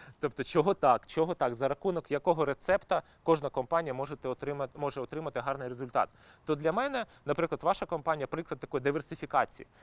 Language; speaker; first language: Ukrainian; non-native, local second language; Russian